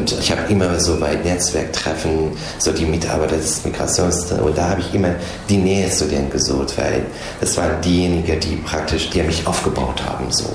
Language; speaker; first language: German; non-native, fluent; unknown